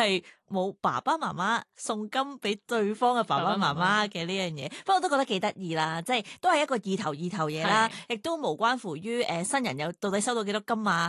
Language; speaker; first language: Cantonese; native; Cantonese